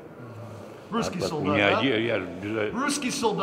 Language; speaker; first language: Russian; non-native, learner; English